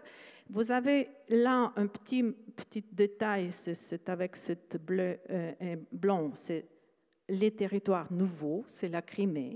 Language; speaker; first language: French; non-native, fluent; Ukrainian